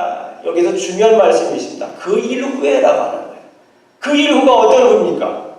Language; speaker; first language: Korean; native; Korean